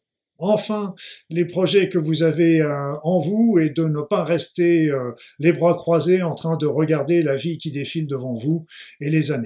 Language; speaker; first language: French; native; French